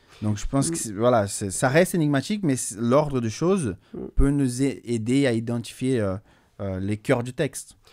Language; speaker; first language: French; non-native, fluent; Portuguese